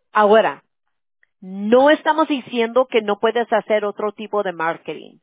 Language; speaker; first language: Spanish; early bilingual, heritage; Spanish